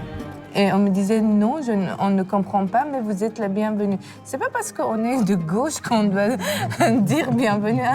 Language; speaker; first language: French; non-native, fluent; Persian